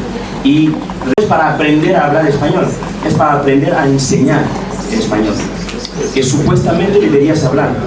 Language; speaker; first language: Spanish; non-native, fluent; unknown